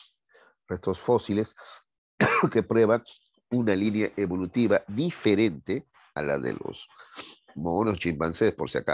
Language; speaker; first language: Spanish; native; Spanish